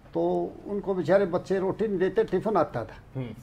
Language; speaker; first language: Hindi; native; Hindi